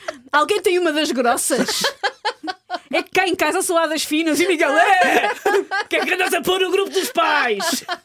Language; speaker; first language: Portuguese; native; Portuguese